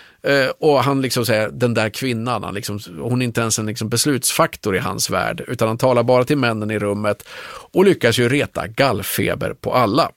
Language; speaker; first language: Swedish; native; Swedish